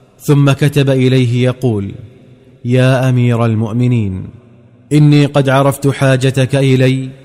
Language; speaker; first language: Arabic; native; Arabic